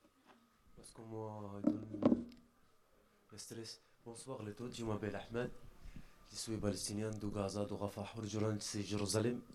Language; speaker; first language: French; non-native, learner; Arabic